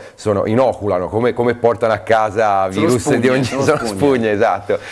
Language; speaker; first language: Italian; native; Italian